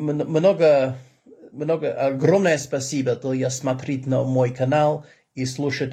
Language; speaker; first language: Russian; non-native, learner; English